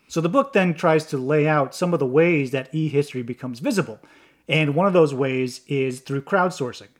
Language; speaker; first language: English; native; English